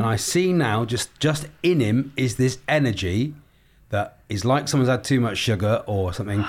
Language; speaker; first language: English; native; English